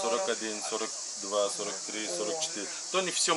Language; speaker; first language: Russian; non-native, learner; Turkish